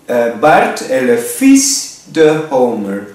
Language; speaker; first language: French; non-native, fluent; Spanish